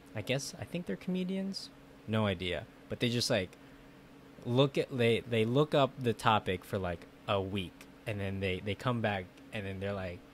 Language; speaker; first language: English; early bilingual, other home language; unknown